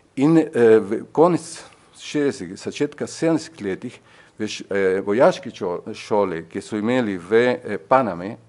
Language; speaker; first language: Slovenian; non-native, fluent; Spanish